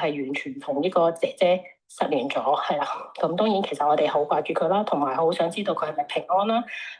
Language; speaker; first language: Cantonese; native; Cantonese